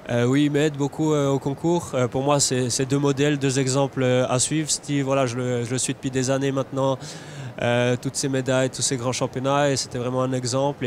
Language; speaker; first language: French; native; French